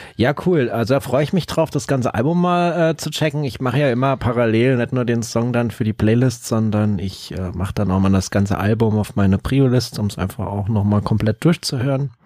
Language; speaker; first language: German; native; German